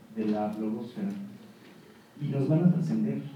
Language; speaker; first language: Spanish; native; Spanish